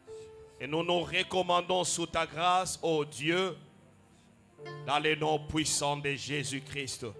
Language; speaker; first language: French; non-native, local second language; Lingala